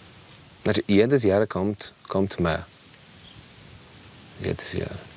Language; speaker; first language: German; non-native, learner; Polish